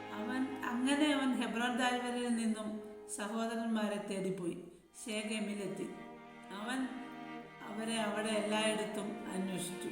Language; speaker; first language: Malayalam; native; Malayalam